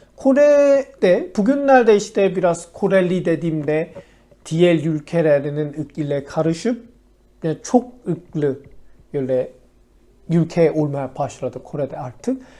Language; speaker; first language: Turkish; non-native, fluent; Korean